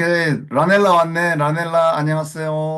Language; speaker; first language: Korean; native; Korean